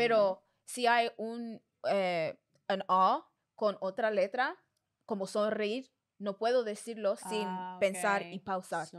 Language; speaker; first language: Spanish; non-native, learner; English